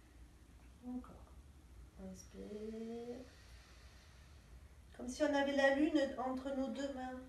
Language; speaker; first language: French; native; French